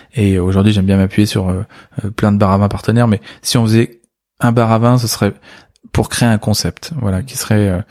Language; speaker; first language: French; native; French